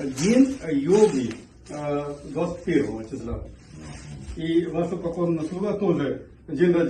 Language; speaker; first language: Russian; non-native, fluent; Hindi